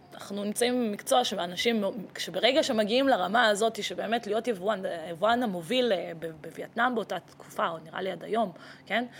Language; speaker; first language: Hebrew; early bilingual, other home language; Russian